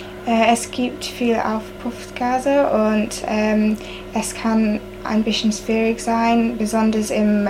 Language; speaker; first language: German; non-native, learner; English